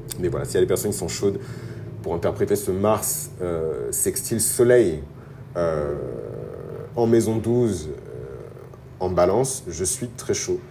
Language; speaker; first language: French; early bilingual, other home language; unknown